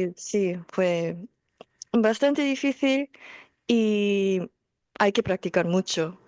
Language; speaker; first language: Spanish; non-native, fluent; Korean